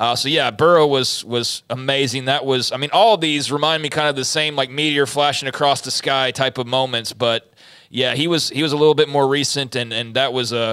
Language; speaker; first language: English; native; English